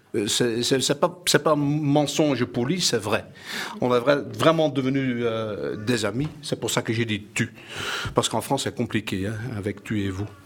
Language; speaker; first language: French; non-native, fluent; Dutch